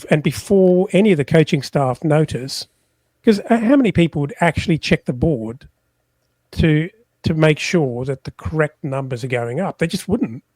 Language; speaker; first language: English; native; English